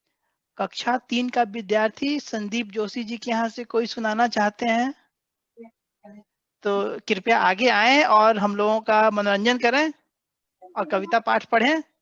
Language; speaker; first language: Hindi; native; Hindi